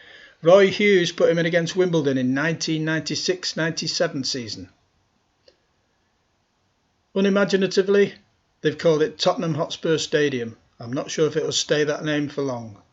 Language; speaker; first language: English; native; English